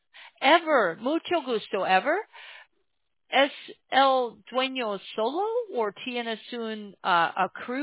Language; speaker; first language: Spanish; non-native, learner; English